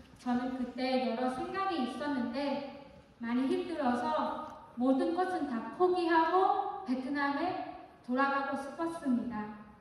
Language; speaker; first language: Korean; non-native, fluent; Vietnamese